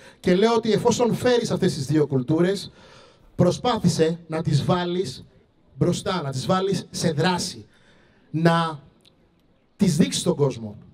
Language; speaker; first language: Greek; early bilingual, other home language; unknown